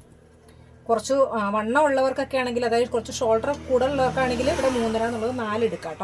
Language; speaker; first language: Malayalam; native; Malayalam